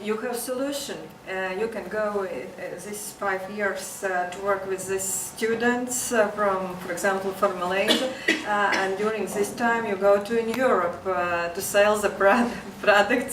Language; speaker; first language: English; non-native, learner; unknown